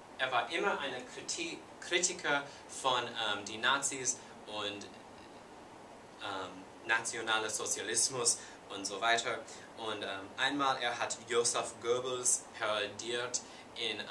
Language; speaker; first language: German; non-native, learner; English